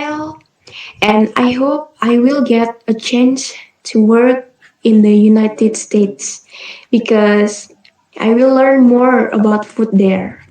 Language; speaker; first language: English; non-native, learner; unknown